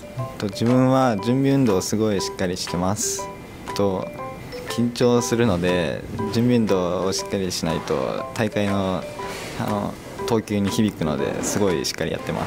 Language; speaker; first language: Japanese; native; Japanese